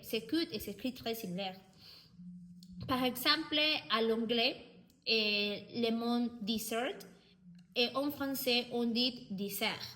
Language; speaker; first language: French; non-native, learner; Spanish